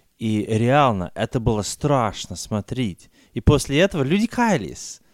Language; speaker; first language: Russian; non-native, fluent; English